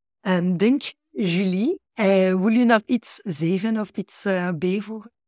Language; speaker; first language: Dutch; non-native, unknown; French